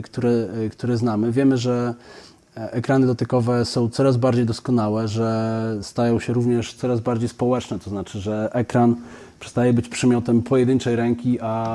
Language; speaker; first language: Polish; native; Polish